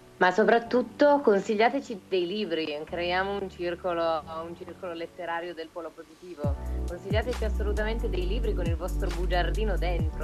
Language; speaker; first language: Italian; native; Italian